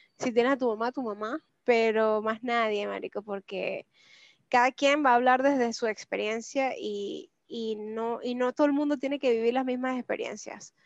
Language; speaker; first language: Spanish; native; Spanish